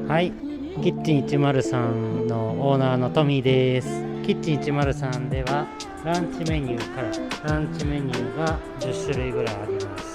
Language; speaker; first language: Japanese; native; Japanese